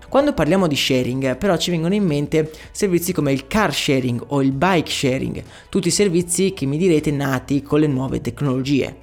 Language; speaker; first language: Italian; native; Italian